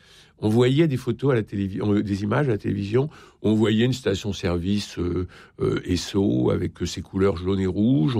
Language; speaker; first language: French; native; French